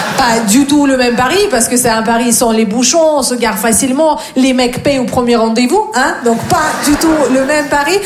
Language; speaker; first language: French; non-native, fluent; Russian